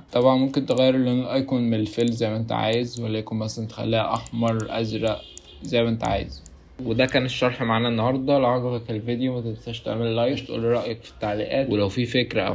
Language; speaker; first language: Arabic; native; Arabic